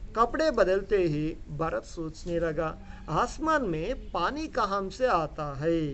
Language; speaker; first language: Hindi; non-native, local second language; Telugu